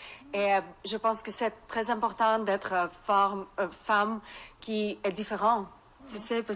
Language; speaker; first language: French; non-native, learner; Russian